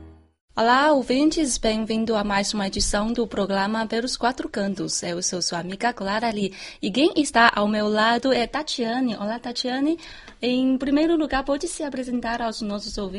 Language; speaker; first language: Portuguese; non-native, fluent; Chinese